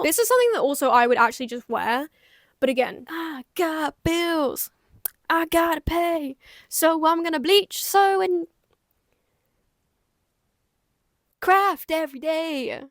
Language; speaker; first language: English; native; English